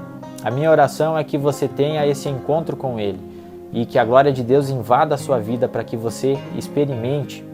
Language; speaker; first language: Portuguese; native; Portuguese